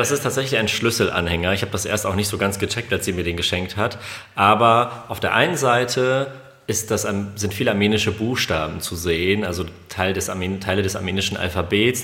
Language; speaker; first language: German; early bilingual, other home language; Armenian